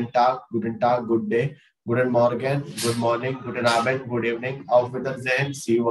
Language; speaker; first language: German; non-native, learner; Hindi